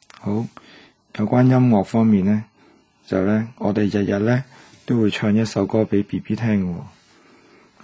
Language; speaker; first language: Cantonese; native; Cantonese